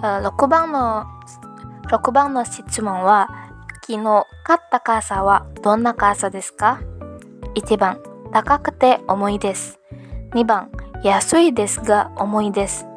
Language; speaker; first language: Japanese; non-native, learner; Indonesian